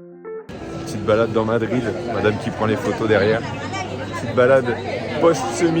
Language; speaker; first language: French; native; French